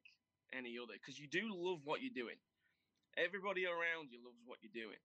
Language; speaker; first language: English; native; English